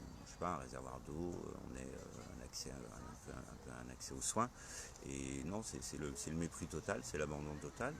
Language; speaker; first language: French; native; French